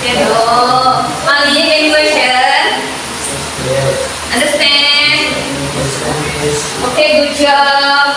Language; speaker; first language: English; non-native, learner; Indonesian